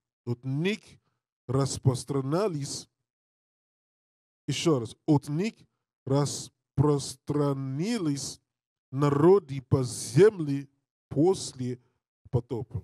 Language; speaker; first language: Russian; non-native, learner; English